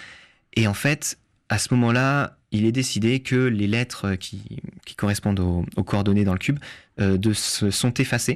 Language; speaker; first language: French; native; French